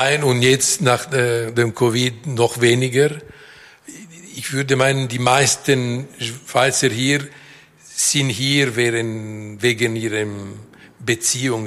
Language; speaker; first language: German; non-native, local second language; Italian